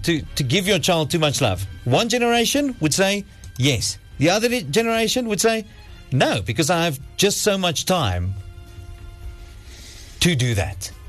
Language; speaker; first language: English; non-native, local second language; Afrikaans